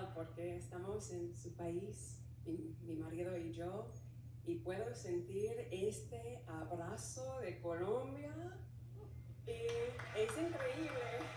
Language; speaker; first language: Spanish; non-native, learner; English